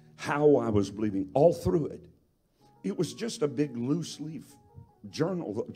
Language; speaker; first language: English; native; English